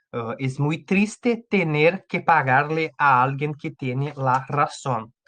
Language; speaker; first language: Spanish; non-native, fluent; Portuguese